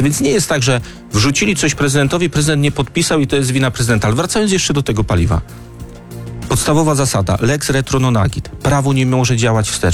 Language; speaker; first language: Polish; native; Polish